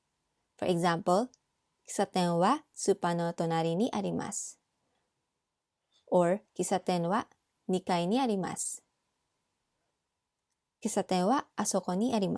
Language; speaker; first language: Japanese; non-native, fluent; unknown